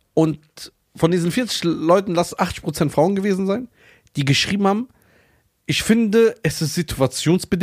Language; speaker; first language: German; early bilingual, other home language; Persian